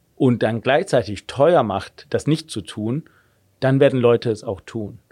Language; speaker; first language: German; non-native, fluent; Danish